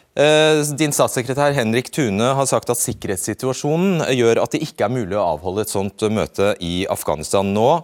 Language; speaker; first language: Norwegian; native; Norwegian